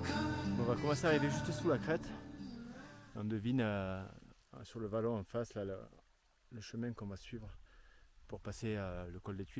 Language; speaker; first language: French; native; French